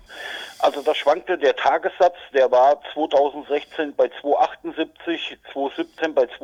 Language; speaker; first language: German; native; German